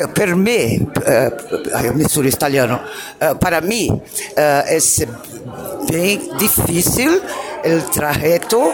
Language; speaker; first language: Portuguese; non-native, learner; Italian